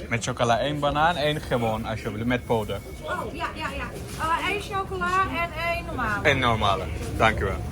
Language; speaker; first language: Dutch; non-native, learner; Turkish